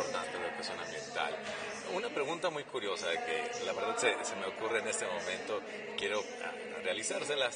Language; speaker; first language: Spanish; native; Spanish